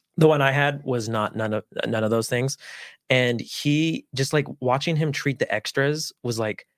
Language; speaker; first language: English; early bilingual, other home language; Spanish